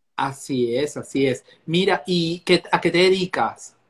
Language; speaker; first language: Spanish; native; Spanish